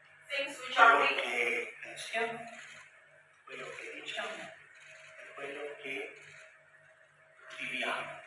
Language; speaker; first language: Italian; non-native, fluent; Spanish